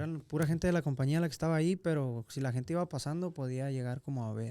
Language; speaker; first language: Spanish; native; Spanish